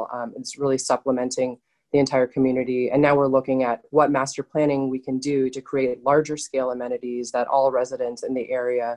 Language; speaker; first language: English; native; English